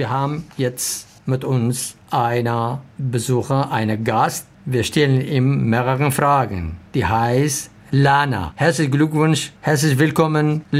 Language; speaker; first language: German; non-native, learner; Arabic